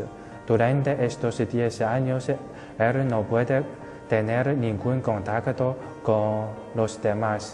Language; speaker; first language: Spanish; non-native, fluent; Chinese